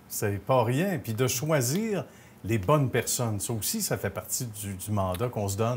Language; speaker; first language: French; native; French